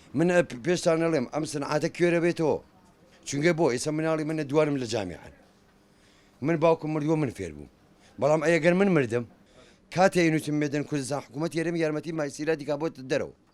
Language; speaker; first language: Central Kurdish; non-native, local second language; Gurani